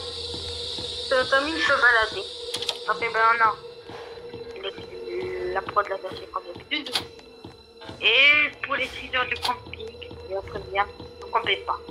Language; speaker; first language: French; native; French